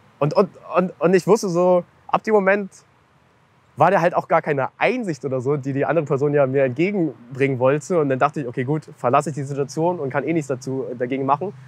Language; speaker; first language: German; native; German